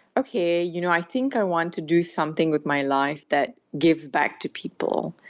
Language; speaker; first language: English; native; English